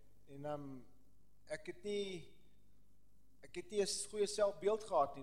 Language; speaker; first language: Afrikaans; early bilingual, heritage; Afrikaans